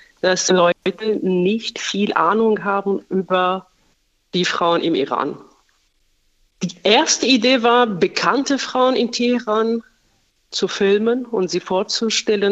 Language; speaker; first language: German; non-native, fluent; Persian